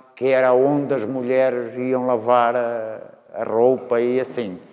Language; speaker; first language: Portuguese; native; Portuguese